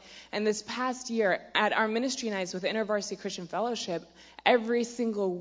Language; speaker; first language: English; native; English